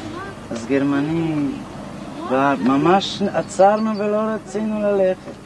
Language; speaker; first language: Hebrew; non-native, fluent; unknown